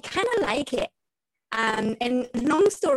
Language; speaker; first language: English; non-native, fluent; French